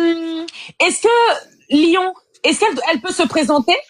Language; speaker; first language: French; native; French